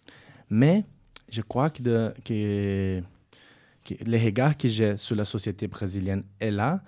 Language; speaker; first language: French; non-native, fluent; Portuguese